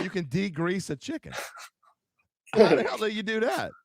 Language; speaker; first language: English; native; English